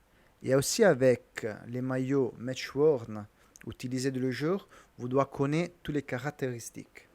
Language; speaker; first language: French; non-native, learner; Italian